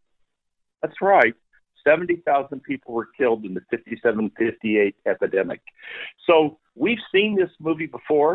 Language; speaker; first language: English; native; English